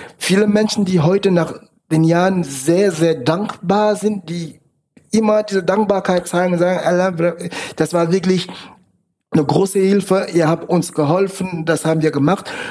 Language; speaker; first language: German; non-native, fluent; French